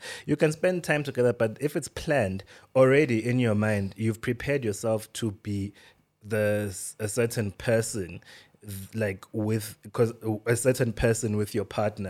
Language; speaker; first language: English; non-native, local second language; Swati